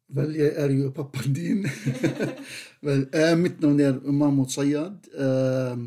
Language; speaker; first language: Norwegian; non-native, fluent; Arabic